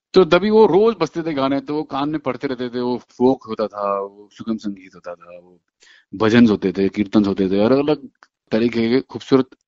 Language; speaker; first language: Hindi; non-native, local second language; Gujarati